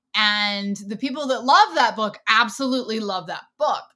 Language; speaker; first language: English; native; English